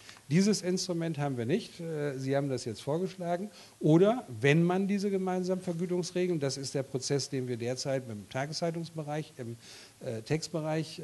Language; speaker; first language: German; native; German